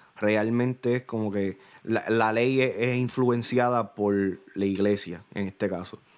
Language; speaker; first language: Spanish; early bilingual, heritage; Spanish